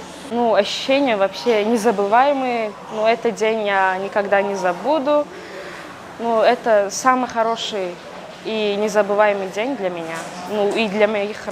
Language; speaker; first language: Russian; non-native, local second language; Tajik